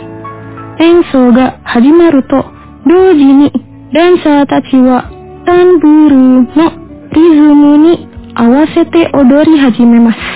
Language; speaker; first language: Japanese; non-native, fluent; Indonesian